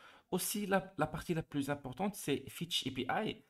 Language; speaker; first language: French; non-native, local second language; Arabic